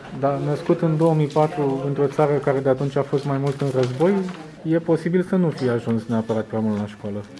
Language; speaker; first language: Romanian; native; Romanian